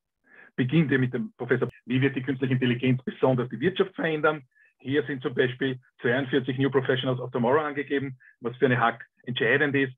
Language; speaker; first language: German; native; German